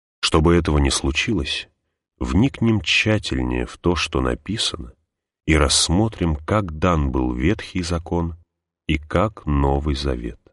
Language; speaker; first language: Russian; native; Russian